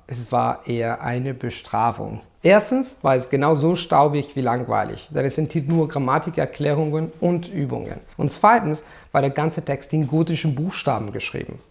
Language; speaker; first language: German; non-native, fluent; Italian